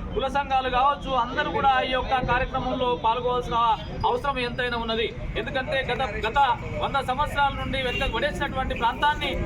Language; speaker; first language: Telugu; native; Telugu